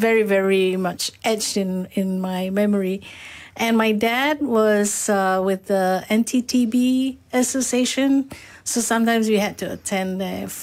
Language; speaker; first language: English; non-native, local second language; Malay